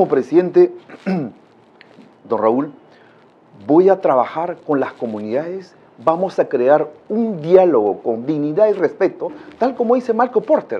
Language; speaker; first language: Spanish; non-native, local second language; Shipibo-Conibo